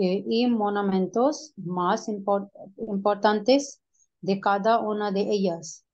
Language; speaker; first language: Spanish; non-native, learner; Urdu